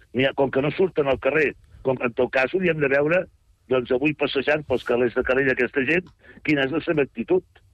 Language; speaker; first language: Catalan; native; Catalan